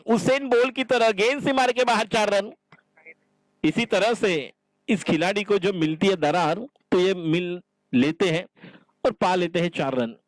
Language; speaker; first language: Hindi; non-native, local second language; Marathi